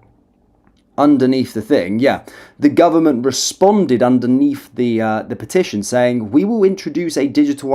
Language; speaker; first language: English; native; English